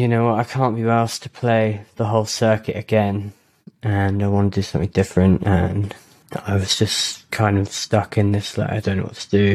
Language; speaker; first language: English; native; English